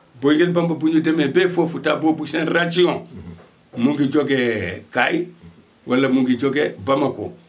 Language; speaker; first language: Wolof; non-native, local second language; Fula